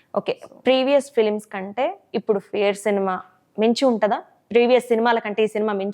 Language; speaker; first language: Telugu; native; Telugu